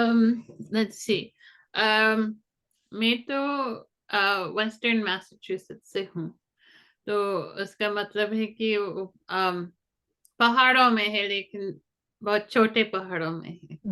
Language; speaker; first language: Hindi; non-native, fluent; English